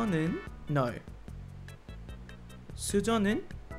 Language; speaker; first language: Korean; non-native, learner; English